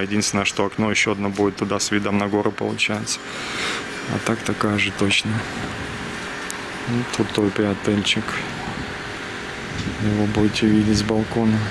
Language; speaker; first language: Russian; native; Russian